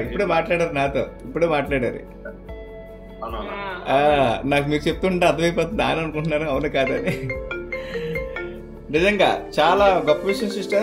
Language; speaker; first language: Telugu; native; Telugu